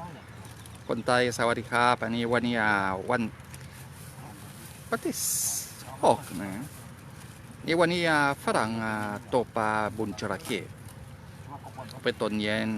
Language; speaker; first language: Thai; non-native, learner; French